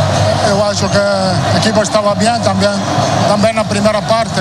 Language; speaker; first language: Portuguese; non-native, learner; Italian